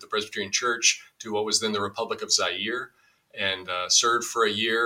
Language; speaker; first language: English; native; English